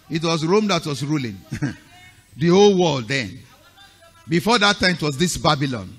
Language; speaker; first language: English; non-native, local second language; Yoruba